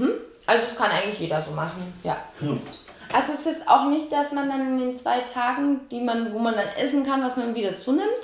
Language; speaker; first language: German; native; German